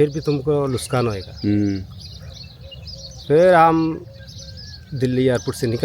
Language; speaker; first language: Hindi; non-native, learner; Bangla